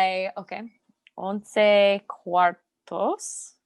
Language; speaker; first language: Spanish; non-native, learner; English